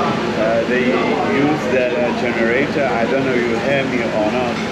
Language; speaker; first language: English; non-native, learner; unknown